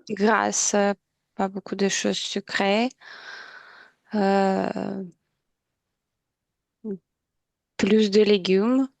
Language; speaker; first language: French; non-native, learner; Ukrainian